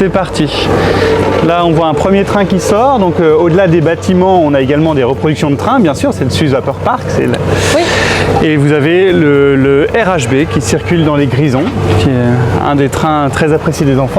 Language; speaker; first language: French; native; French